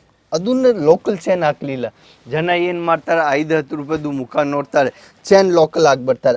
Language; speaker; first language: Kannada; non-native, local second language; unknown